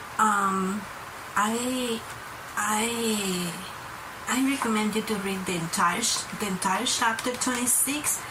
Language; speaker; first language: English; non-native, fluent; Spanish